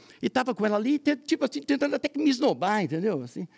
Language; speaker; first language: Portuguese; native; Portuguese